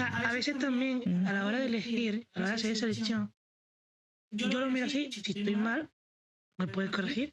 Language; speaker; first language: Spanish; native; Spanish